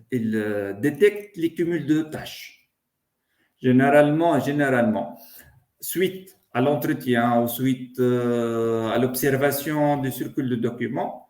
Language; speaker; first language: French; non-native, local second language; Arabic